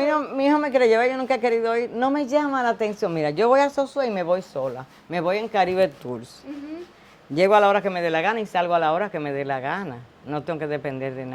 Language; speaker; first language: Spanish; native; Spanish